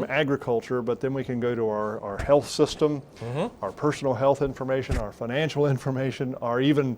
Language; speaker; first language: English; native; English